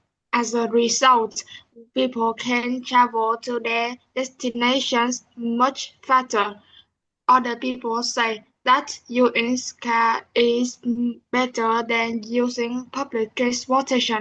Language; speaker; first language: English; non-native, learner; Vietnamese